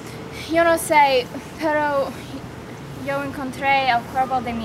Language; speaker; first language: Spanish; non-native, learner; English